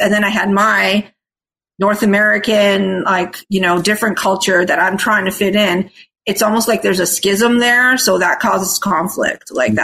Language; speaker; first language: English; non-native, fluent; Italian